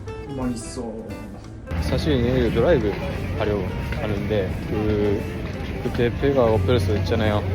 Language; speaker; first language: Korean; non-native, learner; Japanese